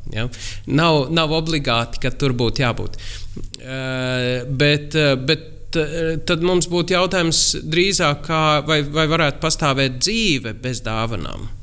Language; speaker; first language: Latvian; native; Latvian